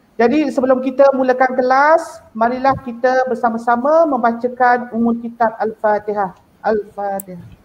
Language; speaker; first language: Malay; native; Malay